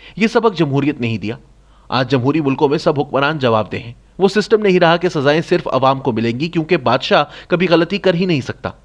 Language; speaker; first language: Urdu; non-native, local second language; Saraiki